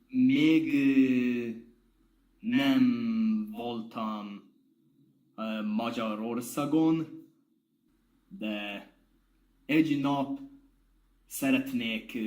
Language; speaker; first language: Hungarian; non-native, learner; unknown